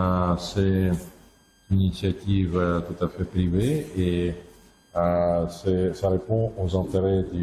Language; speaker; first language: French; non-native, fluent; Russian